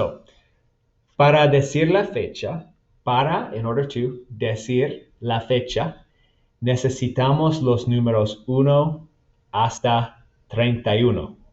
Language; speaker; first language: Spanish; non-native, fluent; English